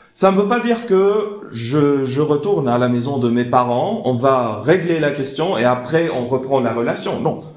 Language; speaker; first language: French; non-native, fluent; Arabic